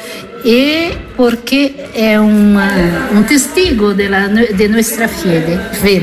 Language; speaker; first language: Spanish; non-native, learner; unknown